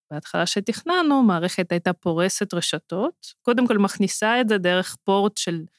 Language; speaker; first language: Hebrew; non-native, fluent; Russian